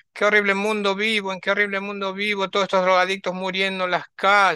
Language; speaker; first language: Spanish; native; Spanish